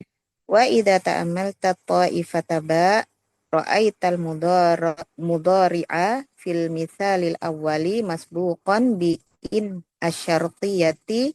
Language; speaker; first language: Arabic; non-native, learner; Indonesian